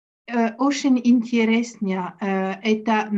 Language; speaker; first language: Russian; non-native, learner; French